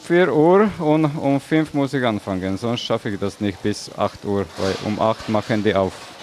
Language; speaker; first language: German; non-native, fluent; Slovak